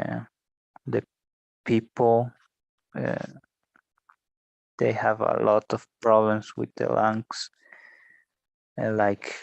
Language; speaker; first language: English; non-native, learner; Spanish